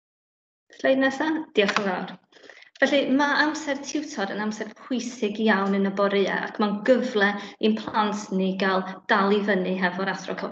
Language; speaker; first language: Welsh; native; Welsh